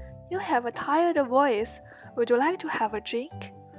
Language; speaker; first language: English; non-native, fluent; Chinese